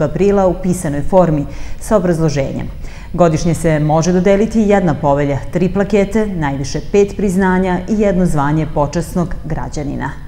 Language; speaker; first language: Serbian; native; Serbian